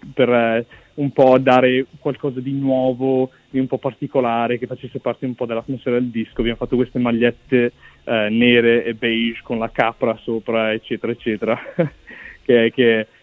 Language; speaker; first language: Italian; early bilingual, other home language; English